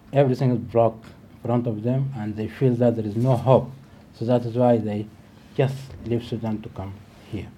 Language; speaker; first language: English; non-native, fluent; Arabic